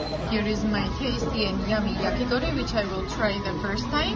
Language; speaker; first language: English; non-native, fluent; Georgian